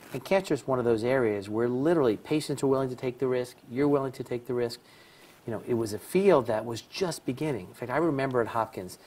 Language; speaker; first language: English; native; English